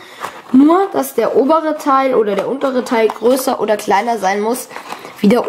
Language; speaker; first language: German; native; German